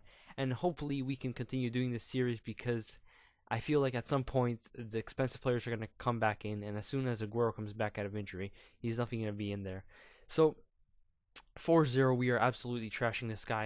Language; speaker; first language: English; native; English